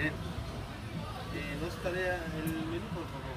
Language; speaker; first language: Spanish; non-native, learner; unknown